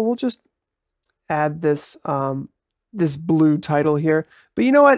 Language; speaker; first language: English; native; English